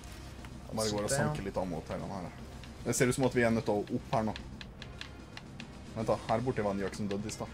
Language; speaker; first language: Norwegian; native; Norwegian